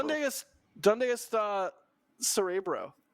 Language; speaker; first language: Spanish; non-native, learner; English